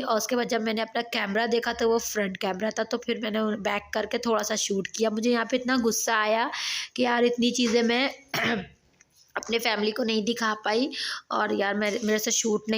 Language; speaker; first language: Hindi; native; Hindi